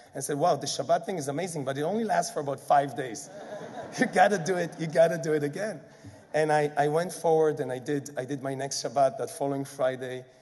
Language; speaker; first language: English; non-native, fluent; Hebrew